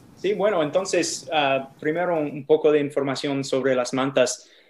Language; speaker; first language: Spanish; non-native, learner; English